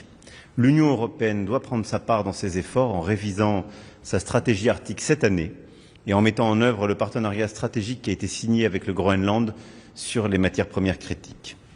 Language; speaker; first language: French; native; French